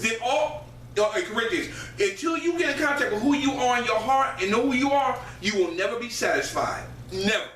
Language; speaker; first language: English; native; English